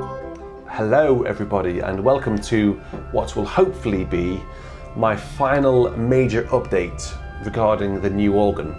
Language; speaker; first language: English; native; English